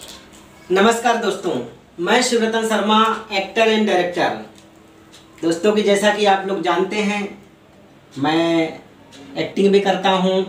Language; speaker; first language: Hindi; native; Hindi